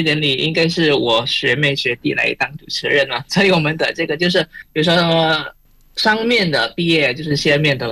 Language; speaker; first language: Chinese; non-native, fluent; Indonesian